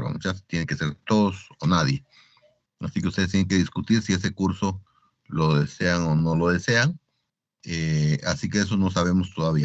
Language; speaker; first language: Spanish; native; Spanish